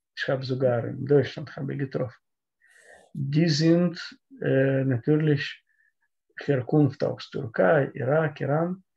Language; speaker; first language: German; non-native, learner; Russian